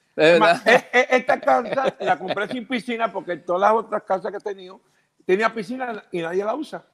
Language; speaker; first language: Spanish; early bilingual, heritage; Spanish